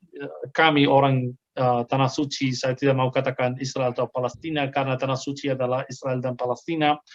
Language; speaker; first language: Indonesian; non-native, fluent; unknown